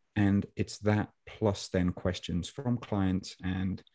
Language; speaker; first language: English; native; English